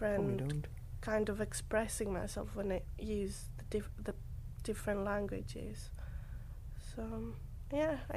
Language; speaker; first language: English; non-native, fluent; Greek